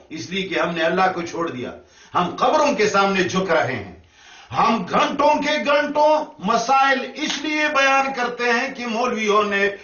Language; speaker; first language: Urdu; non-native, local second language; Pashto